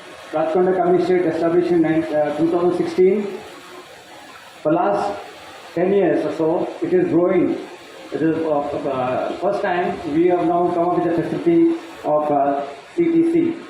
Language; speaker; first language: English; non-native, local second language; Telugu